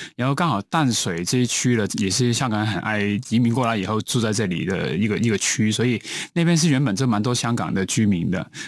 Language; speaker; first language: Chinese; non-native, local second language; Cantonese